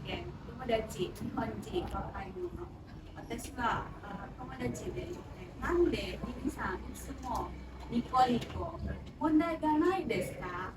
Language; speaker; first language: Japanese; non-native, learner; Indonesian